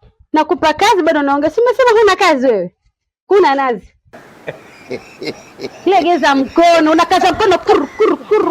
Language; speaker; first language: Swahili; native; Swahili